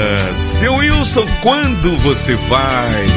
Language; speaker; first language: Portuguese; native; Portuguese